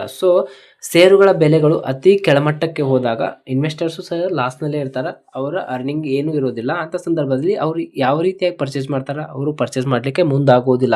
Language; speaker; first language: Kannada; native; Kannada